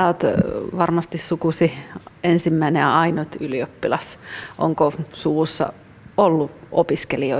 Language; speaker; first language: Finnish; native; Finnish